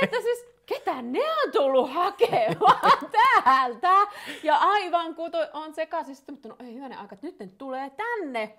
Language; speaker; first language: Finnish; native; Finnish